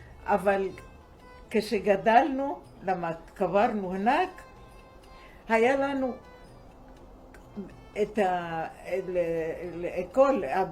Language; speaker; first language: Hebrew; non-native, fluent; Arabic